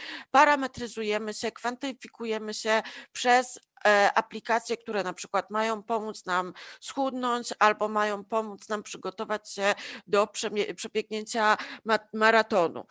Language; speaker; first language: Polish; native; Polish